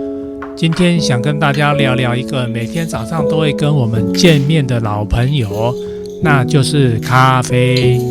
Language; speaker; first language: Chinese; native; Chinese